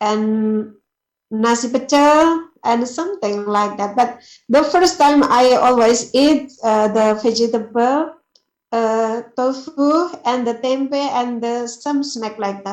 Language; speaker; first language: English; non-native, learner; Indonesian